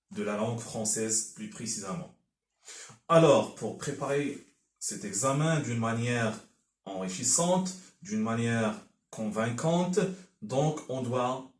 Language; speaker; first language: French; non-native, local second language; Arabic